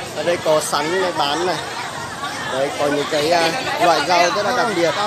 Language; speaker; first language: Vietnamese; native; Vietnamese